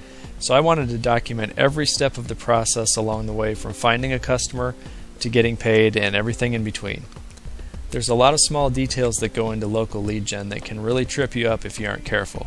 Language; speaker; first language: English; native; English